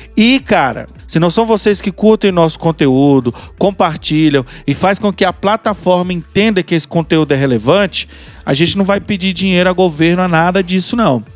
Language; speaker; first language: Portuguese; native; Portuguese